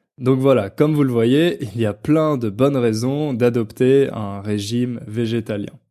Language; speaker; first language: French; native; French